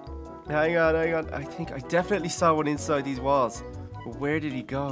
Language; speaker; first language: English; native; English